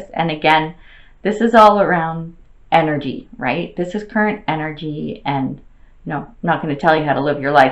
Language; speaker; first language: English; native; English